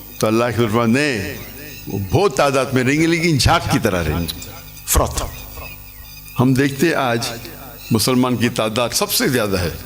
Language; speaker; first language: Urdu; non-native, local second language; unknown